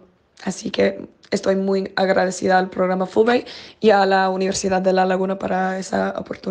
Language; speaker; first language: Spanish; non-native, fluent; English